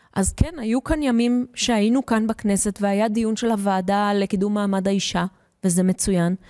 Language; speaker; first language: Hebrew; early bilingual, heritage; Hebrew